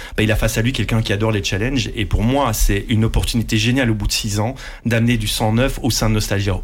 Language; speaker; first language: French; non-native, local second language; Dutch